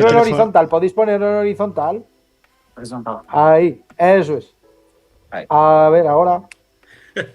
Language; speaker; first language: Spanish; native; Spanish